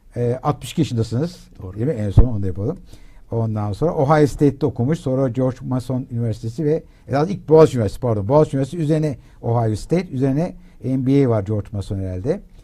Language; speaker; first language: Turkish; early bilingual, heritage; Turkish